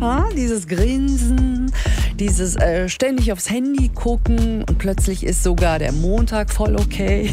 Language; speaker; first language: German; native; German